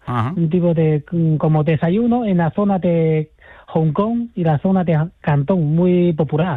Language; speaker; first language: Spanish; non-native, fluent; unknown